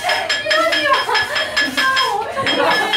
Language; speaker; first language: Korean; native; Korean